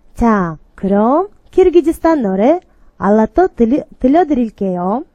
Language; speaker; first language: Korean; non-native, fluent; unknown